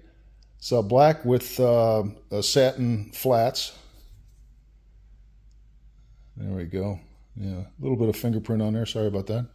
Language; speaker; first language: English; native; English